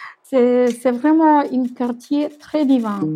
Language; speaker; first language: French; non-native, learner; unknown